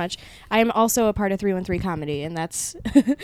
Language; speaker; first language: English; early bilingual, other home language; Spanish